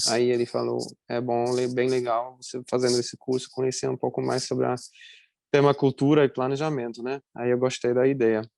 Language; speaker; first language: Portuguese; non-native, fluent; German